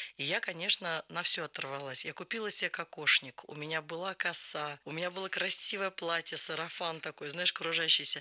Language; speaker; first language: Russian; native; Russian